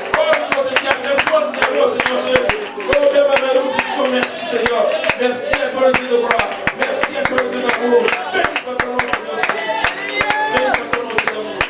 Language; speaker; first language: French; non-native, local second language; Haitian Creole